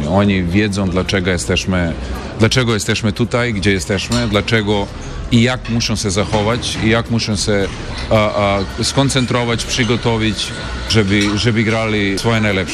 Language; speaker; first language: Polish; non-native, fluent; Serbian